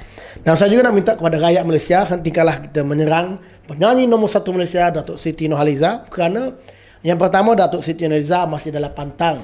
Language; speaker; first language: Malay; native; Malay